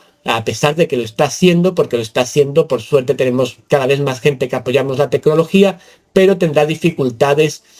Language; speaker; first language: Spanish; native; Spanish